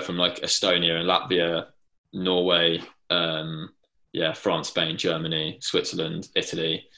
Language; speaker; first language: English; native; English